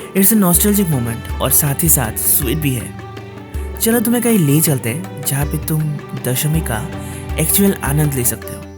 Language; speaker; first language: Hindi; non-native, local second language; Bangla